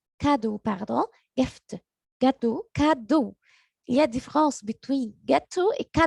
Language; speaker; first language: French; non-native, learner; Arabic